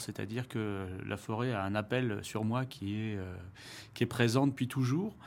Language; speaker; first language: French; native; French